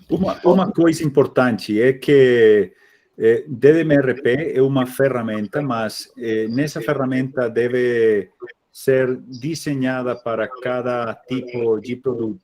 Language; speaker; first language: Portuguese; non-native, fluent; Spanish